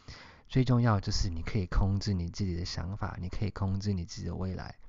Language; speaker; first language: Chinese; early bilingual, heritage; Chinese